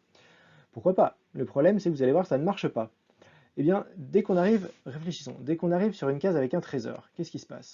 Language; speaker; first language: French; native; French